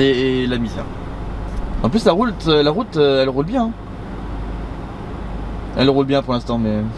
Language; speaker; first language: French; native; French